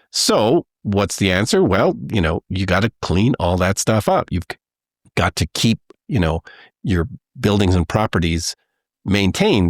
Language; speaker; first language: English; native; English